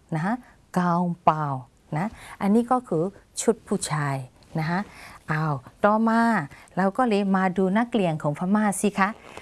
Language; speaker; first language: Thai; non-native, fluent; Burmese